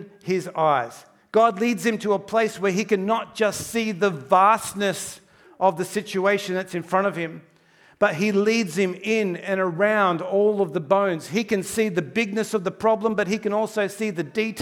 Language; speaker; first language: English; native; English